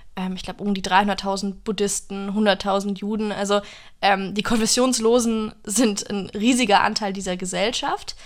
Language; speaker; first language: German; non-native, fluent; English